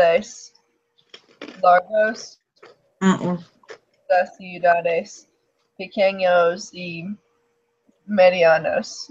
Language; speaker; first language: Spanish; non-native, learner; English